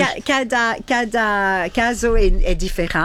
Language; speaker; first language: Portuguese; non-native, fluent; French